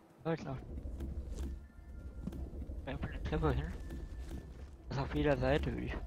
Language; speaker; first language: German; native; German